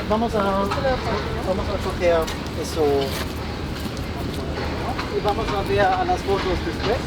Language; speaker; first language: Spanish; non-native, learner; German